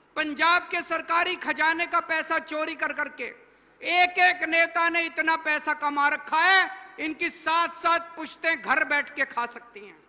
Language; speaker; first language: Hindi; native; Hindi